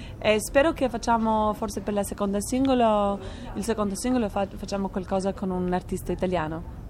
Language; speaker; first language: Italian; non-native, learner; Albanian